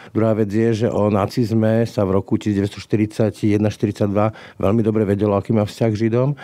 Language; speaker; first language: Slovak; native; Slovak